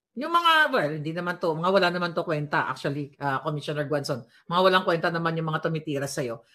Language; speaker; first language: Filipino; non-native, local second language; Hiligaynon